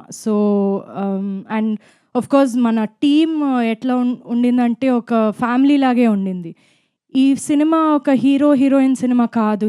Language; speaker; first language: Telugu; non-native, fluent; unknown